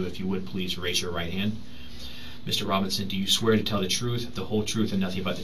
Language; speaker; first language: English; native; English